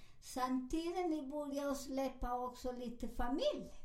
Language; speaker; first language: Swedish; non-native, learner; Spanish